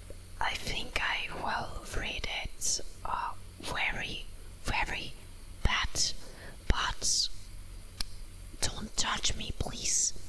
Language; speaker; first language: English; non-native, learner; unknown